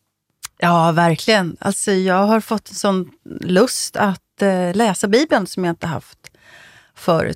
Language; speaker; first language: Swedish; native; Swedish